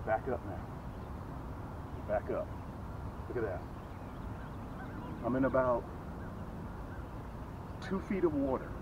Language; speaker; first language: English; native; English